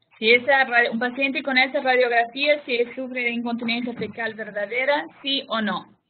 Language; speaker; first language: Spanish; non-native, fluent; Portuguese